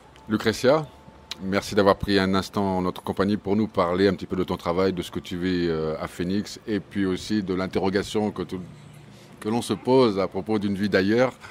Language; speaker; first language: French; native; French